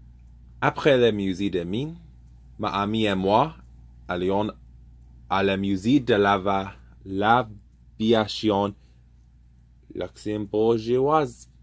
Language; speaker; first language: French; non-native, learner; English